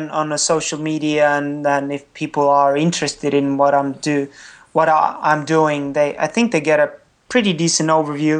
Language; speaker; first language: English; non-native, fluent; Estonian